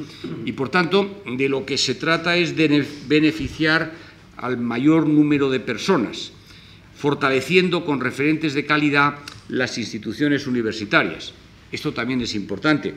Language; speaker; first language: Spanish; native; Spanish